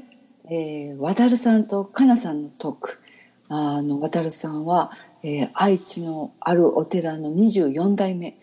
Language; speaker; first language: Japanese; native; Japanese